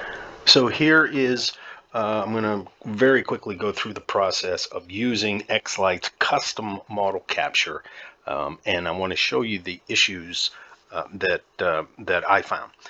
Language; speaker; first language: English; native; English